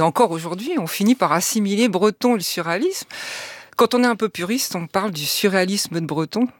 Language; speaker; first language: French; native; French